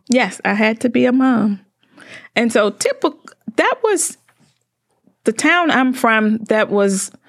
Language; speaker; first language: English; native; English